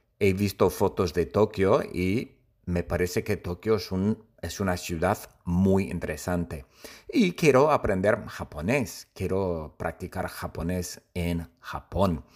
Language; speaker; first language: Spanish; non-native, fluent; English